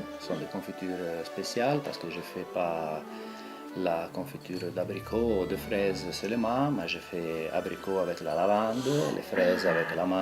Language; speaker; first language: French; non-native, local second language; Italian